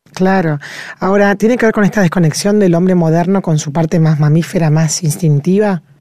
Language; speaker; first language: Spanish; native; Spanish